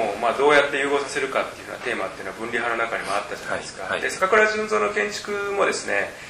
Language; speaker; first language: Japanese; native; Japanese